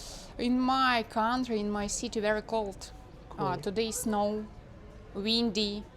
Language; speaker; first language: English; non-native, learner; Russian